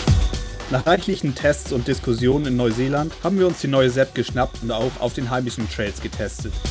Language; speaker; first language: German; native; German